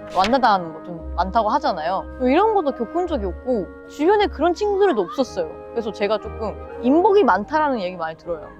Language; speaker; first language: Korean; non-native, fluent; Japanese